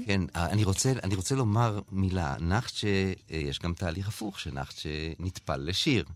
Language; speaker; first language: Hebrew; native; Hebrew